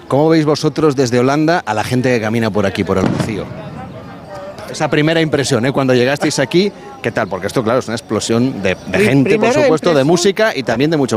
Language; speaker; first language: Spanish; native; Spanish